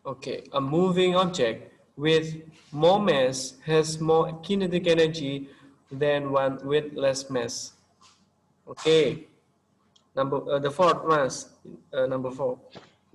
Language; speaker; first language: English; non-native, local second language; Indonesian